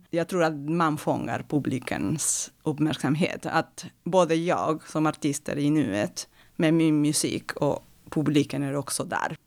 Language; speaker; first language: Swedish; non-native, fluent; Spanish